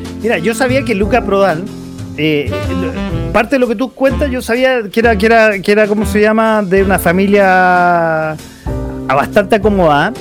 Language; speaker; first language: Spanish; native; Spanish